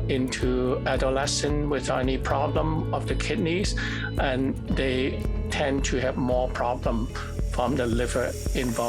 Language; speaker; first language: English; non-native, fluent; Cantonese